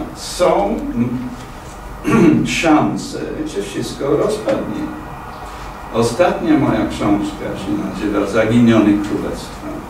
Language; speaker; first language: Polish; non-native, fluent; English